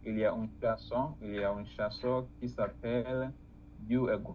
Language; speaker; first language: French; non-native, learner; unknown